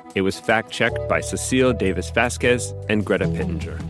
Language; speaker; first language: English; native; English